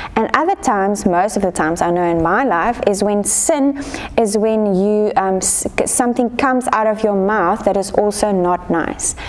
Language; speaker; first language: English; non-native, local second language; Afrikaans